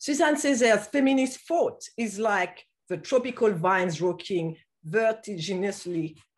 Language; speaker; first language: English; non-native, fluent; French